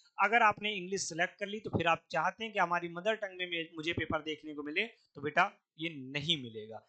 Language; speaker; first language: Hindi; native; Hindi